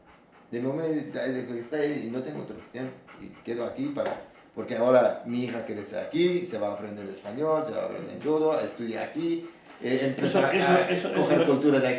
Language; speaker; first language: Spanish; non-native, learner; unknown